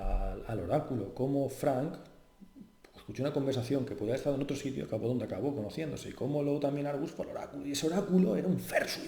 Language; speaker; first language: Spanish; native; Spanish